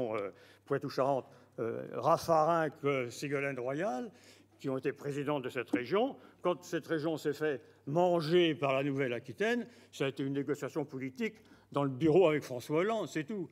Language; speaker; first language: French; native; French